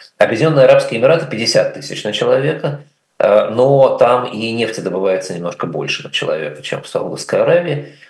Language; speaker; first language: Russian; native; Russian